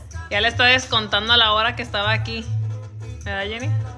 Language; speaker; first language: Spanish; native; Spanish